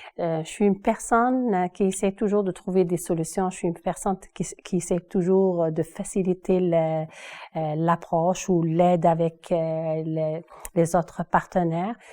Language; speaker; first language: French; non-native, local second language; Kabyle